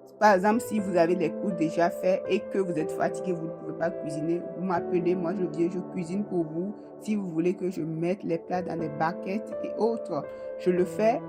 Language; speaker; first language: French; non-native, local second language; Ewe